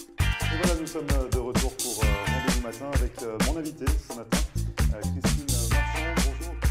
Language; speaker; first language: French; native; French